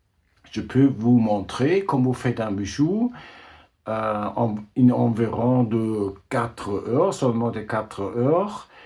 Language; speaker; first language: French; non-native, learner; German